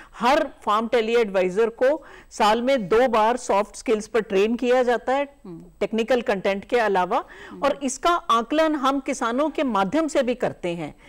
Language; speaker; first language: Hindi; native; Hindi